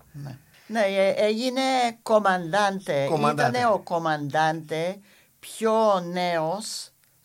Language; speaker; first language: Greek; non-native, learner; English